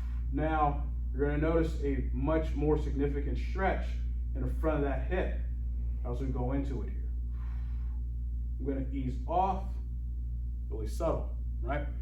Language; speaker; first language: English; native; English